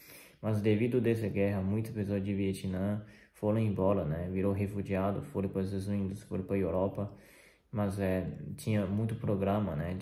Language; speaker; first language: Portuguese; non-native, fluent; Chinese